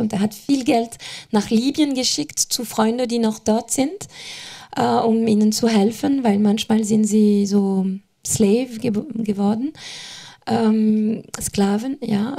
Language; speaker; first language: German; non-native, fluent; French